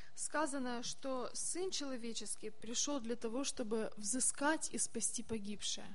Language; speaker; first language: Russian; native; Russian